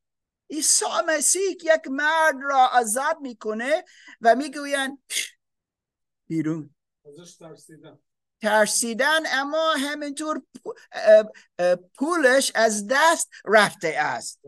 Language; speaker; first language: Persian; non-native, learner; English